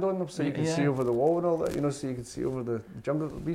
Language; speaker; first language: English; native; English